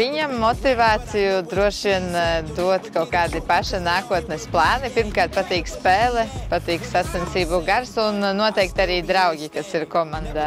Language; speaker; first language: Latvian; native; Latvian